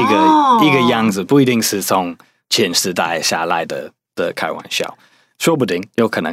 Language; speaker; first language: Chinese; non-native, fluent; English